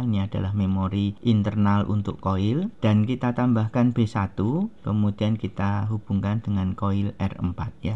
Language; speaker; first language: Indonesian; native; Indonesian